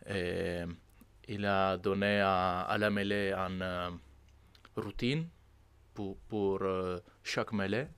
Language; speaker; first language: French; non-native, learner; Italian